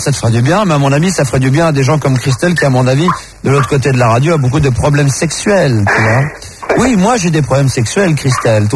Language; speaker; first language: French; native; French